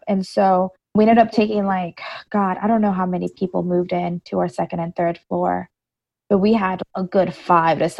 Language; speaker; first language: English; early bilingual, other home language; Spanish